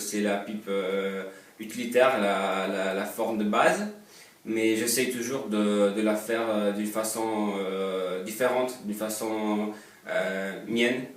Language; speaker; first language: French; non-native, fluent; Polish